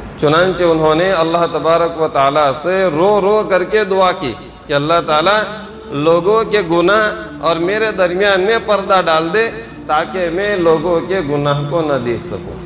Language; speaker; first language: Urdu; non-native, local second language; Gujarati